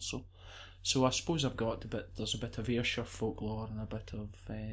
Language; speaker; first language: English; native; English